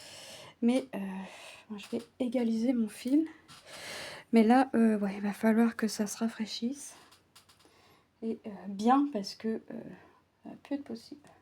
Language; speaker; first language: French; native; French